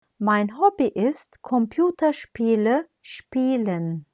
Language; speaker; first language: German; non-native, fluent; Turkish